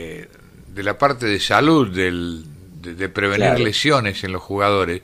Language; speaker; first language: Spanish; native; Spanish